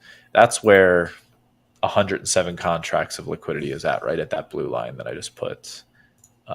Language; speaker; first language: English; native; English